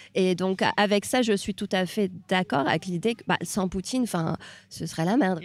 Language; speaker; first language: French; non-native, fluent; Hungarian